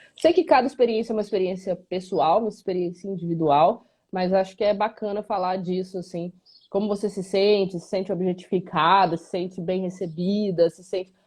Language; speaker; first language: Portuguese; native; Portuguese